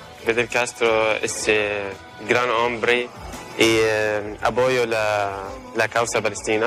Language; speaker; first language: Spanish; non-native, learner; Arabic